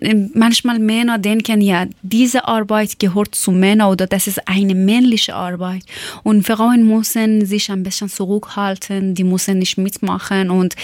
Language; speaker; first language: German; non-native, learner; Persian